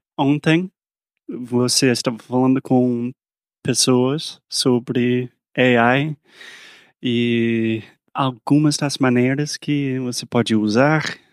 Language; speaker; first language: Portuguese; non-native, fluent; English